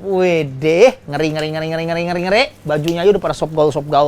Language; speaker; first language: Indonesian; native; Indonesian